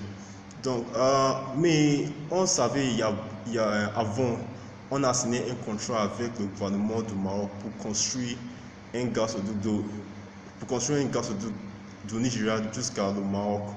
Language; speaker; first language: French; non-native, fluent; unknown